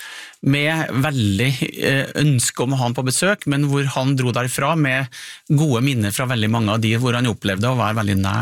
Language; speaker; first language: Norwegian; native; Norwegian